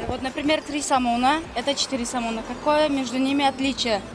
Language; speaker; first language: Russian; non-native, local second language; Tajik